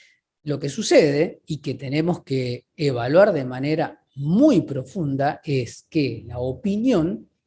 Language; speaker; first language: Spanish; native; Spanish